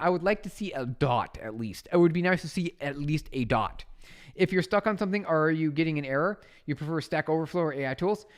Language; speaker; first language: English; native; English